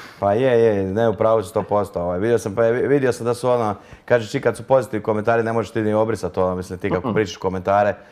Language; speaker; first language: Croatian; native; Croatian